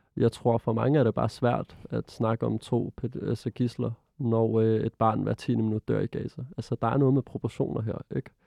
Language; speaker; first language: Danish; early bilingual, other home language; Arabic